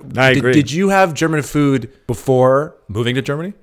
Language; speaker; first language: English; native; English